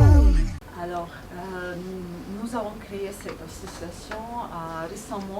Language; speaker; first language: French; non-native, fluent; Ukrainian